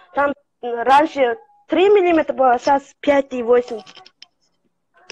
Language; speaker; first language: Russian; non-native, local second language; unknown